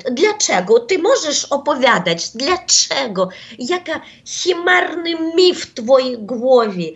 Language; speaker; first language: Polish; non-native, fluent; Ukrainian